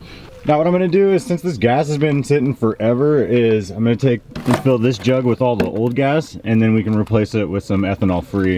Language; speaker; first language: English; native; English